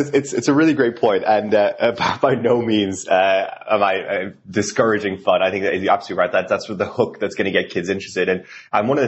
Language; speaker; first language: English; non-native, fluent; Norwegian